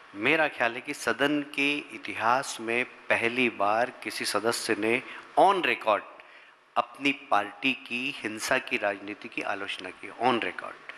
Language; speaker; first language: Hindi; native; Hindi